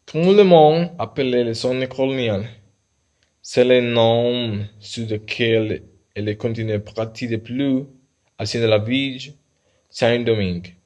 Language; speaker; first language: French; non-native, learner; Spanish